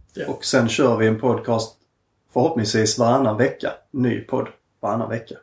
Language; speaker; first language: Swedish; native; Swedish